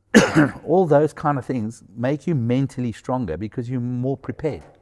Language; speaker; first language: English; native; English